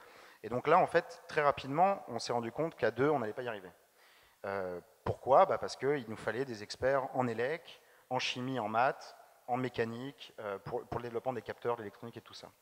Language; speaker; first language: French; native; French